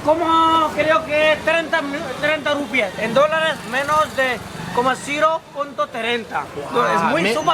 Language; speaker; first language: Spanish; non-native, learner; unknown